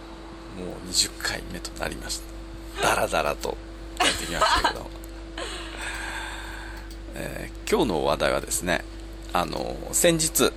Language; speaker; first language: Japanese; native; Japanese